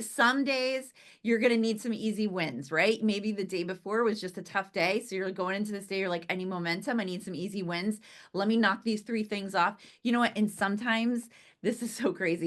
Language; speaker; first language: English; native; English